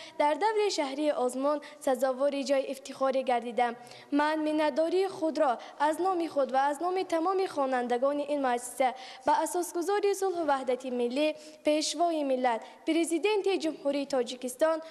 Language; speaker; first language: Tajik; native; Tajik